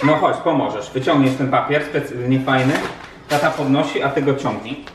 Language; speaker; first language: Polish; native; Polish